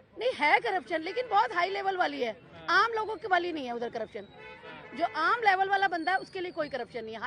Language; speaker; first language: Hindi; non-native, local second language; Punjabi